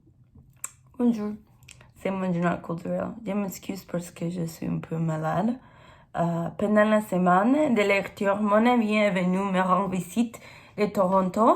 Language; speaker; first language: French; non-native, learner; English